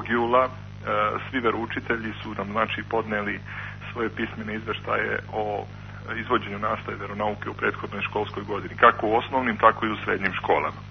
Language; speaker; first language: Croatian; native; Croatian